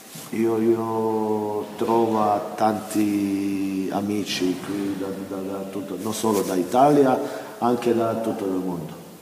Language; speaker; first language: Italian; non-native, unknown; Croatian